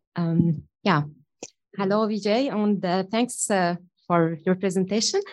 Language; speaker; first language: English; non-native, fluent; Arabic